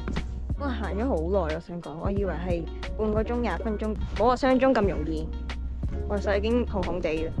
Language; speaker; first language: Cantonese; native; Cantonese